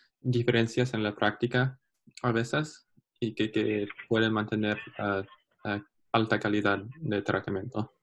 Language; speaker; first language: Spanish; non-native, learner; English